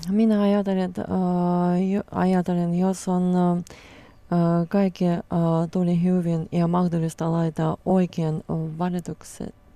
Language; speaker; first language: Finnish; non-native, learner; Russian